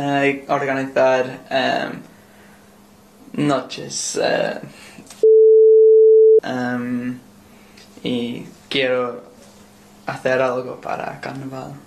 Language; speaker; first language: Spanish; non-native, learner; English